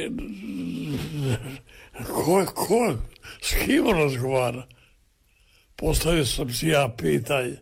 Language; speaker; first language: Serbian; native; Serbian